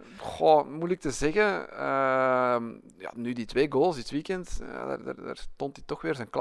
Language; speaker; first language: Dutch; native; Dutch